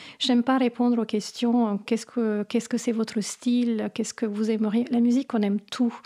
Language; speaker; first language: French; non-native, fluent; Italian